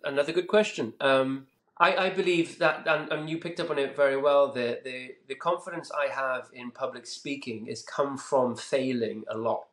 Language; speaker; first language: English; native; English